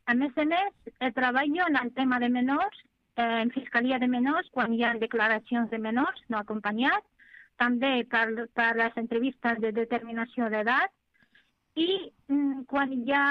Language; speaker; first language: Catalan; non-native, fluent; Arabic